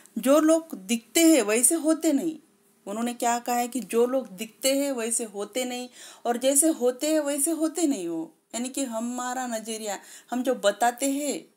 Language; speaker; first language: Hindi; non-native, local second language; Marathi